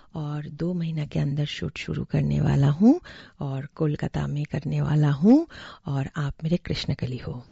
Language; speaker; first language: Hindi; non-native, local second language; Bangla